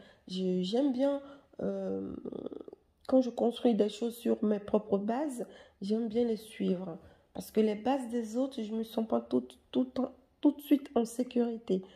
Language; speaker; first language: French; native; French